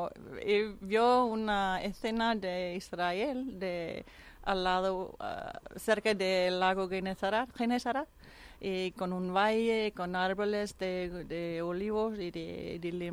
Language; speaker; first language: Spanish; non-native, fluent; Danish